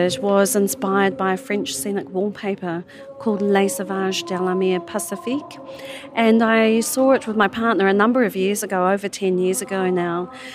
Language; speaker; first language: English; native; English